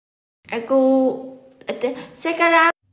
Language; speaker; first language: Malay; non-native, learner; Vietnamese